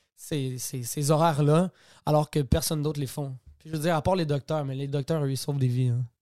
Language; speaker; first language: French; native; French